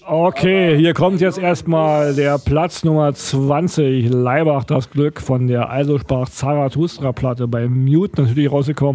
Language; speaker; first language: German; native; German